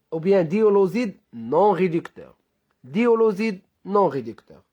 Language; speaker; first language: French; non-native, local second language; Arabic